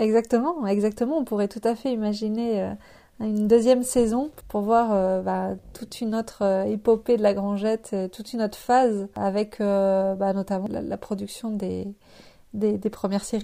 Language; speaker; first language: French; native; French